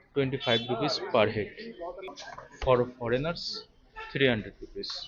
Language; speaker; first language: Hindi; non-native, local second language; Bangla